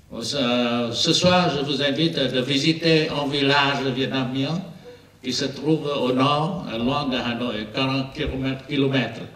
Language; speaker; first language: French; non-native, learner; Vietnamese